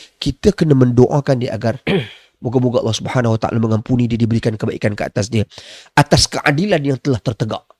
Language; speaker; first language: Malay; native; Malay